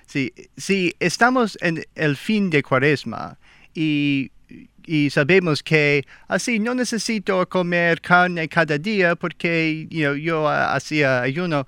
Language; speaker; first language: Spanish; non-native, learner; English